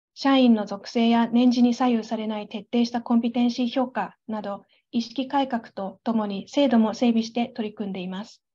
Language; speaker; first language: Japanese; native; Japanese